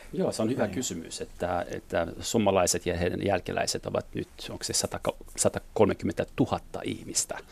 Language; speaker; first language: Finnish; non-native, fluent; French